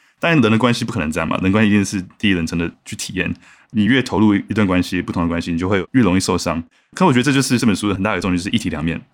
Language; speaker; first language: Chinese; native; Chinese